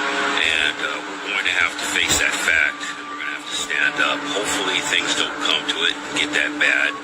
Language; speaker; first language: English; native; English